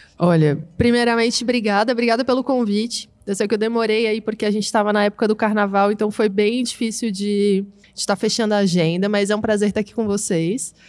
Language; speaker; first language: Portuguese; native; Portuguese